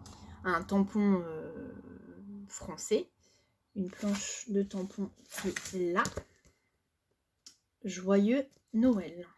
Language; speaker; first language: French; native; French